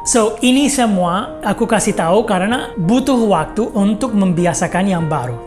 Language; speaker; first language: Indonesian; non-native, fluent; English